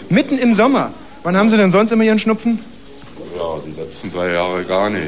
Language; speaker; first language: German; native; German